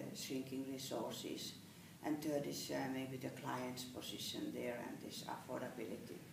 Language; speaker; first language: English; non-native, fluent; Finnish